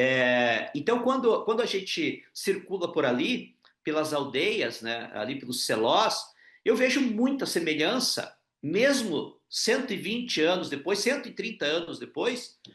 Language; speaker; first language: Portuguese; non-native, local second language; Ukrainian